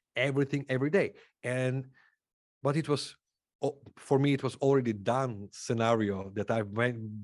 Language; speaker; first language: English; non-native, fluent; Macedonian